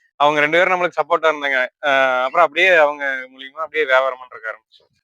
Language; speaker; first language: Tamil; native; Tamil